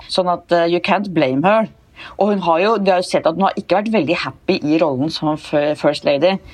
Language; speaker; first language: Norwegian; native; Norwegian